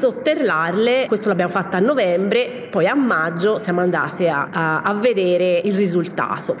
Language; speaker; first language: Italian; native; Italian